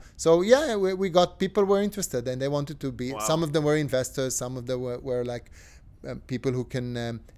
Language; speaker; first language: English; non-native, fluent; Hebrew